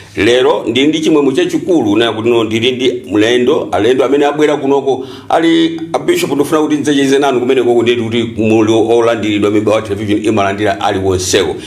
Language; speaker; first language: Nyanja; native; Nyanja